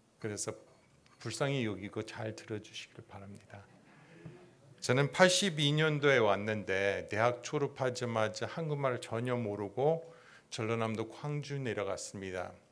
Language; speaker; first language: Korean; non-native, fluent; English